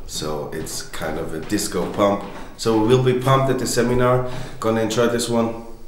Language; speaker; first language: English; non-native, fluent; German